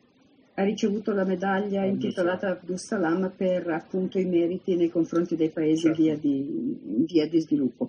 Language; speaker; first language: Italian; native; Italian